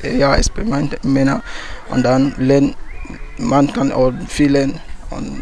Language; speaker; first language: German; non-native, learner; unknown